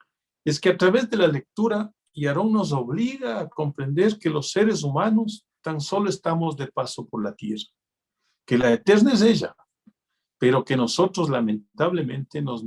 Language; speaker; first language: Spanish; native; Spanish